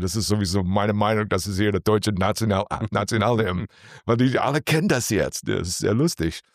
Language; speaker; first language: German; non-native, learner; English